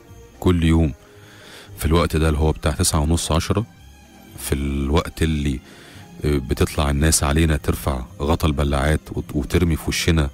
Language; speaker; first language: Arabic; native; Arabic